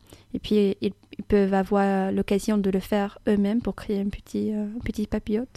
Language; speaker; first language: French; non-native, fluent; English